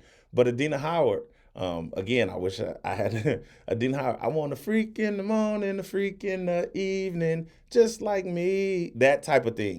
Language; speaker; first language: English; native; English